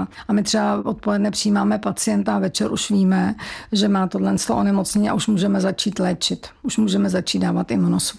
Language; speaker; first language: Czech; native; Czech